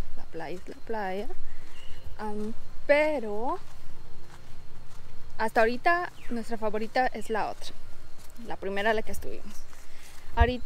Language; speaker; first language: Spanish; native; Spanish